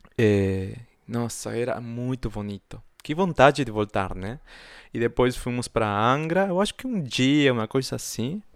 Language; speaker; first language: Portuguese; non-native, fluent; Spanish